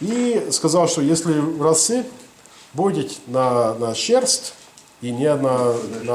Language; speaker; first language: Russian; non-native, fluent; English